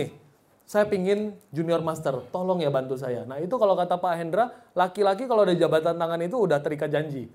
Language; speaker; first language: Indonesian; native; Indonesian